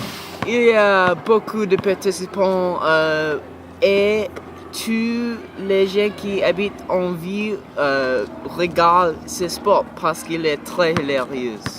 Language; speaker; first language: French; non-native, learner; English